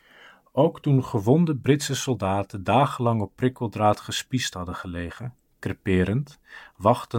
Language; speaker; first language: Dutch; native; Dutch